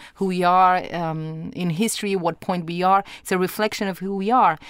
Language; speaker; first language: English; non-native, fluent; Portuguese